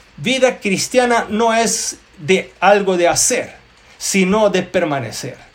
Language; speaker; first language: Spanish; non-native, fluent; Portuguese